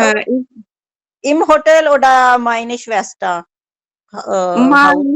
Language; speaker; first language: German; non-native, learner; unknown